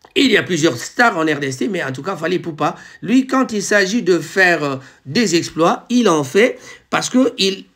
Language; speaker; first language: French; non-native, local second language; Lingala